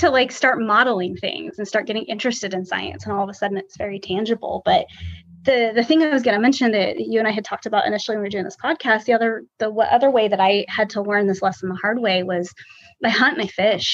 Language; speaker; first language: English; native; English